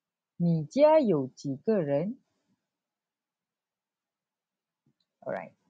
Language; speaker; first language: Chinese; non-native, local second language; Malay